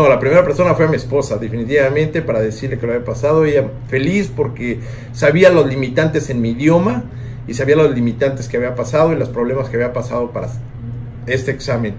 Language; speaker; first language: Spanish; native; Spanish